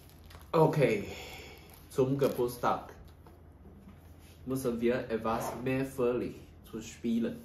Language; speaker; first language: German; non-native, learner; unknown